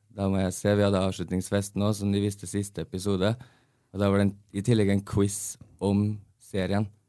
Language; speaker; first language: Norwegian; early bilingual, heritage; Norwegian